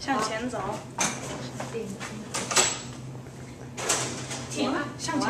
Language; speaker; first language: Chinese; non-native, learner; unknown